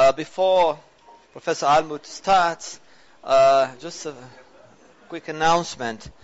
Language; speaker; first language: English; non-native, fluent; Portuguese